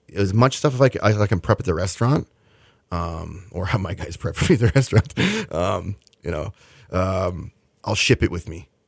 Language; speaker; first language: English; native; English